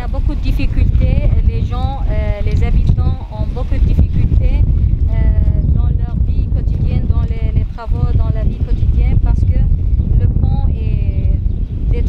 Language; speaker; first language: French; non-native, fluent; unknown